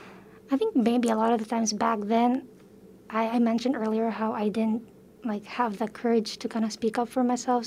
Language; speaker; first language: English; early bilingual, other home language; Filipino